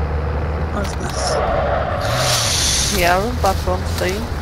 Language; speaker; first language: English; native; English